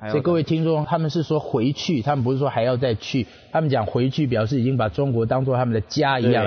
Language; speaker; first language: Chinese; native; Chinese